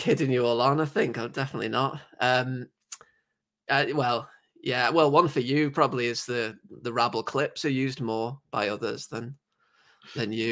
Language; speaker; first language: English; native; English